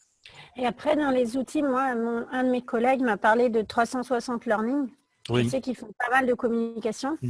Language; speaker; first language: French; native; French